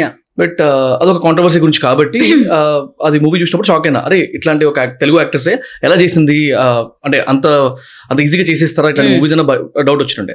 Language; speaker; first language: Telugu; native; Telugu